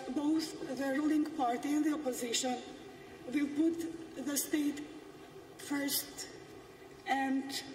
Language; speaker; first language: English; non-native, fluent; Macedonian